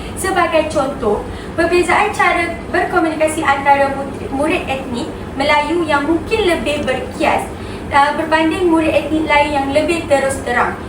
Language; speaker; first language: Malay; native; Malay